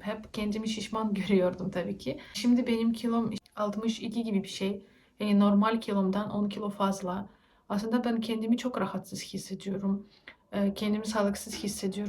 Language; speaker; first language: Turkish; non-native, learner; Russian